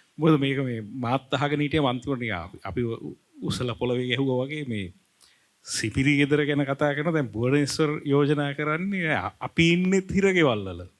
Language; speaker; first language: Sinhala; native; Sinhala